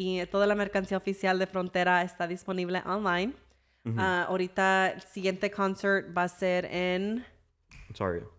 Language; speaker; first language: Spanish; early bilingual, heritage; English